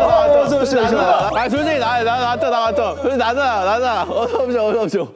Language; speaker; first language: Korean; native; Korean